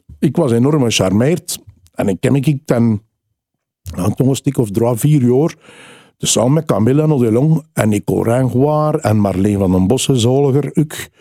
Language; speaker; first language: Dutch; native; Dutch